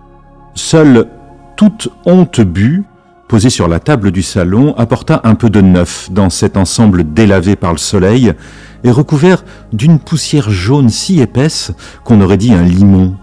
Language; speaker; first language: French; native; French